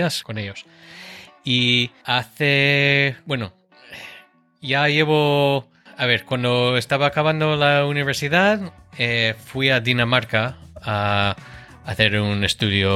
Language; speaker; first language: Spanish; non-native, fluent; English